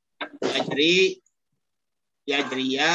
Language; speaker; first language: Arabic; non-native, learner; Indonesian